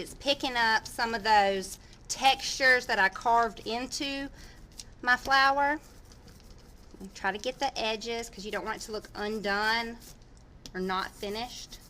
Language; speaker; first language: English; native; English